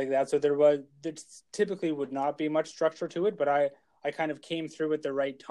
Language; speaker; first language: English; native; English